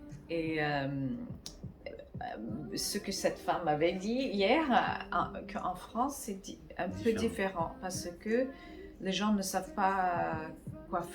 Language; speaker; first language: French; non-native, fluent; English